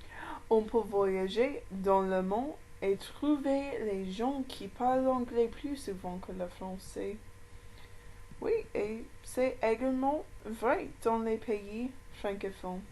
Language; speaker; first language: French; non-native, learner; English